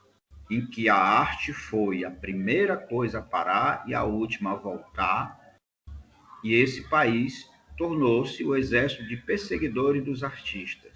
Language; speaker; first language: Portuguese; native; Portuguese